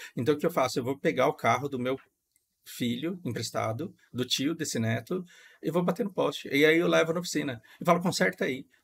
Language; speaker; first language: Portuguese; native; Portuguese